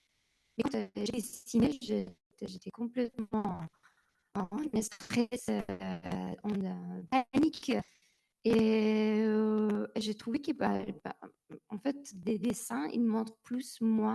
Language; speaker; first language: French; non-native, learner; Persian